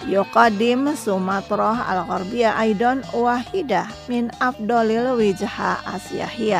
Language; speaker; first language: Arabic; non-native, fluent; Indonesian